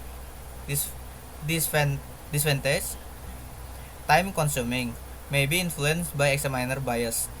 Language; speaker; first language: English; non-native, learner; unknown